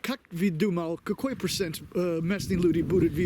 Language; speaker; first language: Russian; non-native, learner; English